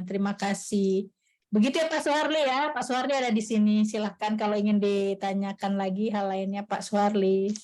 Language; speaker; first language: Malay; native; Malay